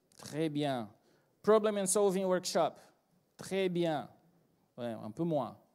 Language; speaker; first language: French; non-native, fluent; Portuguese